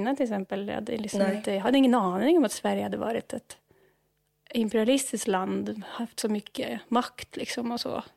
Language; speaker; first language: Swedish; non-native, fluent; Norwegian